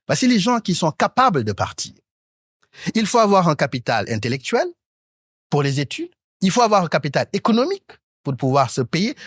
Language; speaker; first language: French; non-native, local second language; Wolof